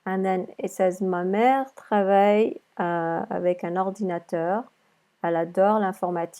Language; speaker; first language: French; non-native, fluent; English